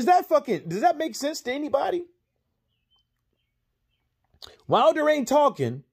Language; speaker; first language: English; native; English